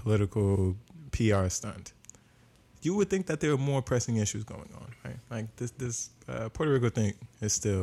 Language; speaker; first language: English; native; English